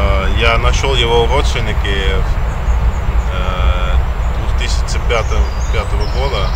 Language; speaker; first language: Russian; non-native, learner; Dutch